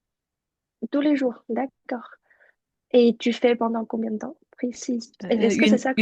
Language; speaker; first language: French; non-native, fluent; Chinese